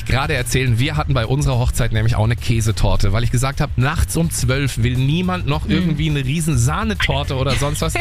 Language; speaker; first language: German; native; German